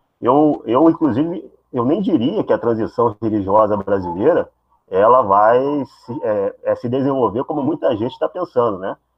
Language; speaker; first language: Portuguese; native; Portuguese